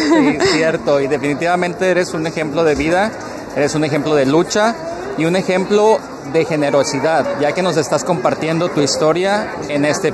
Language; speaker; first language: Spanish; native; Spanish